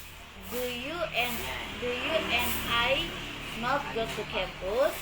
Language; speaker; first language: English; non-native, learner; Indonesian